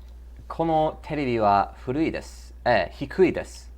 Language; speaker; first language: Japanese; non-native, learner; English